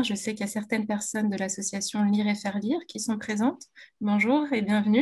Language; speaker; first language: French; native; French